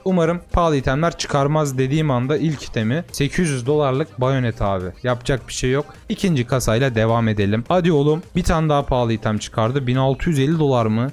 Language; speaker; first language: Turkish; native; Turkish